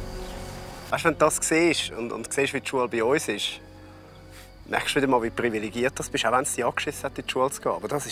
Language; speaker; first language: German; native; German